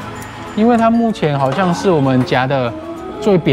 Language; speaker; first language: Chinese; native; Chinese